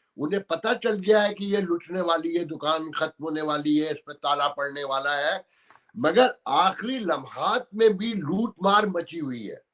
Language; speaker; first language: Urdu; native; Urdu